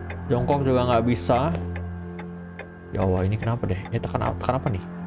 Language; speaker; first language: Indonesian; native; Indonesian